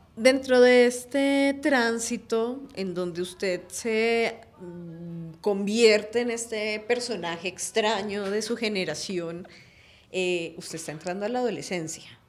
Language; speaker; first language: Spanish; native; Spanish